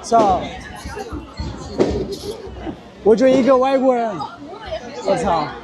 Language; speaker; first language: Chinese; non-native, learner; Amharic